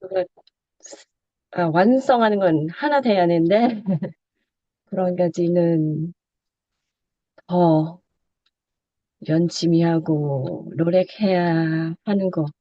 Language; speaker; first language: Korean; non-native, learner; Thai